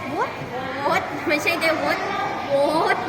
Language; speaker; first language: English; non-native, local second language; Filipino